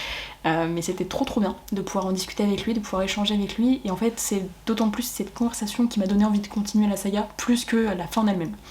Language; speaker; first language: French; native; French